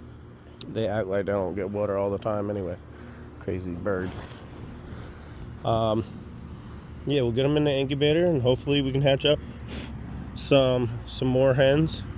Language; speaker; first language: English; native; English